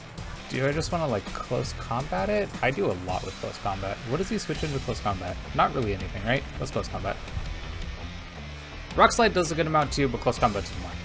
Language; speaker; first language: English; native; English